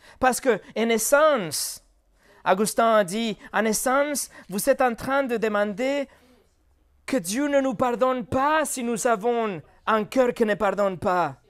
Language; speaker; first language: French; non-native, fluent; Spanish